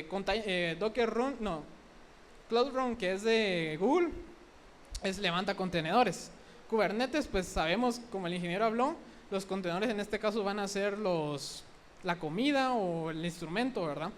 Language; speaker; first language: Spanish; native; Spanish